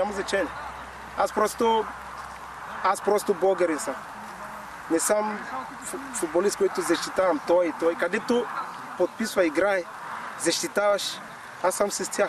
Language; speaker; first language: Bulgarian; non-native, learner; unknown